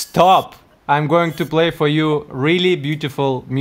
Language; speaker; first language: English; non-native, learner; Russian